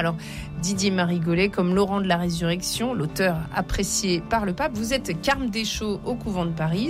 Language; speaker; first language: French; native; French